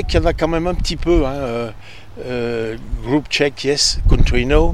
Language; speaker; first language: French; native; French